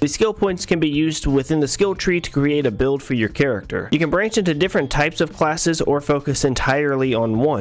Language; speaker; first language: English; native; English